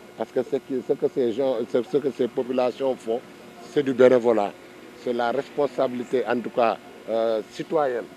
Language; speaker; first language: French; non-native, local second language; Wolof